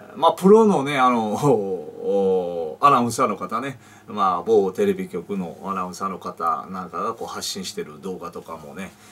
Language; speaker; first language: Japanese; native; Japanese